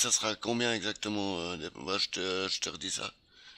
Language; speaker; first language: French; native; French